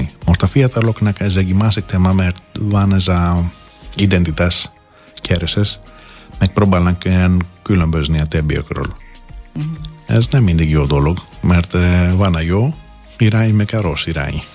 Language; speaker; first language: Hungarian; non-native, fluent; Greek